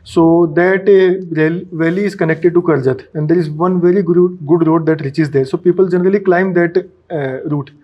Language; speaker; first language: English; non-native, local second language; Marathi